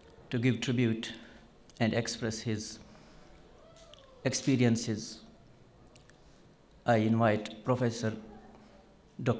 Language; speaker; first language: English; non-native, local second language; Urdu